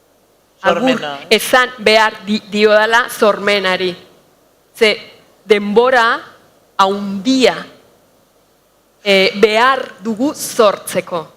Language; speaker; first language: Basque; non-native, fluent; Spanish